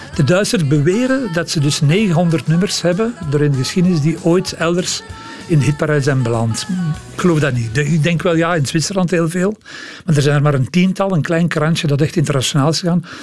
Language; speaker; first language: Dutch; native; Dutch